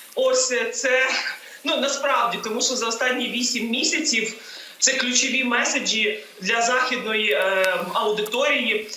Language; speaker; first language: Ukrainian; native; Ukrainian